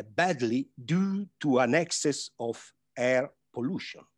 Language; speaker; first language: English; non-native, learner; Italian